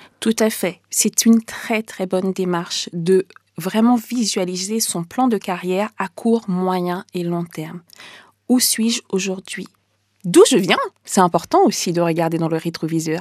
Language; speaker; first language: French; native; French